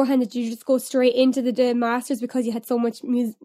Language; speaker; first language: English; native; English